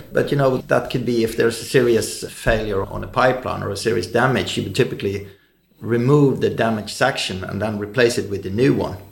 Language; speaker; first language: English; non-native, fluent; Norwegian